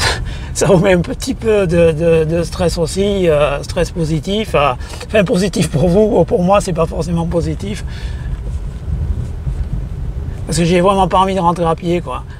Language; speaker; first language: French; native; French